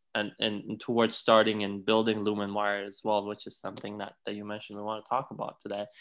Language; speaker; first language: English; non-native, fluent; Persian